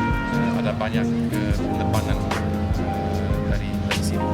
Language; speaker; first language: Indonesian; non-native, fluent; Polish